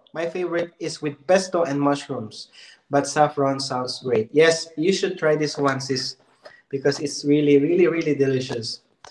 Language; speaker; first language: English; non-native, local second language; Filipino